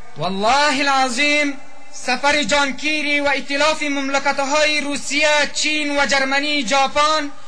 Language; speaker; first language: Persian; non-native, local second language; Pashto